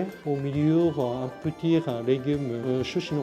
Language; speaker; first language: French; non-native, learner; Japanese